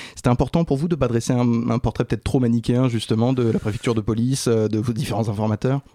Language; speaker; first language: French; native; French